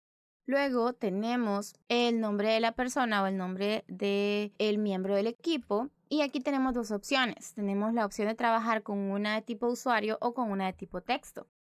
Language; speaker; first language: Spanish; native; Spanish